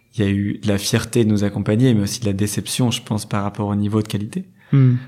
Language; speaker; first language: French; native; French